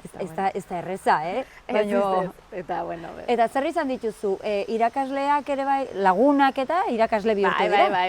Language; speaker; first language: Basque; native; Basque